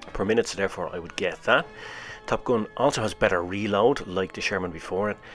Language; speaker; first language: English; native; English